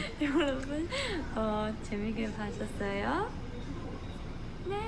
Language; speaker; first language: Korean; non-native, fluent; Chinese